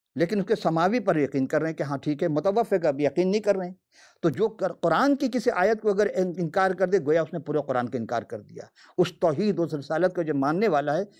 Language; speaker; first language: Urdu; native; Urdu